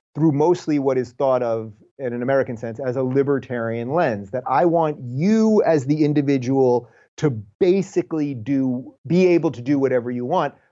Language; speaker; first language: English; native; English